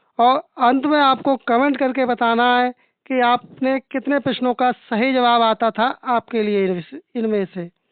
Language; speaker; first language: Hindi; native; Hindi